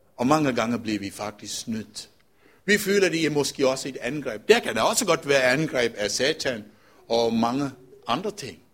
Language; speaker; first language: Danish; non-native, fluent; Tamil